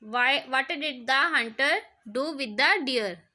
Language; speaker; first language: English; non-native, local second language; Punjabi